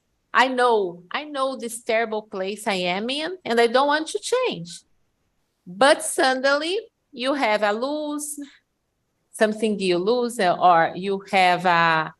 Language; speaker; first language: English; non-native, fluent; Portuguese